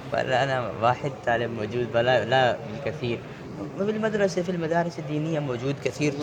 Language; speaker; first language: Arabic; non-native, learner; Urdu